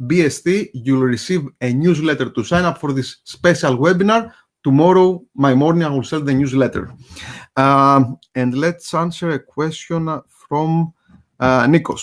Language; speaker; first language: English; non-native, fluent; Greek